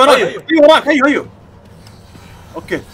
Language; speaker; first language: Arabic; native; Arabic